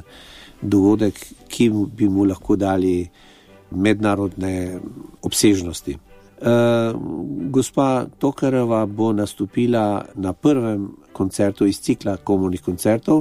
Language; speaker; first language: Slovenian; native; Slovenian